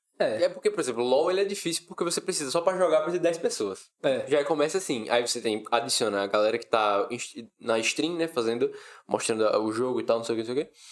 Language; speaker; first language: Portuguese; native; Portuguese